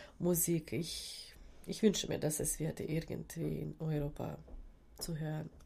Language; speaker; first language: German; non-native, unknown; Ukrainian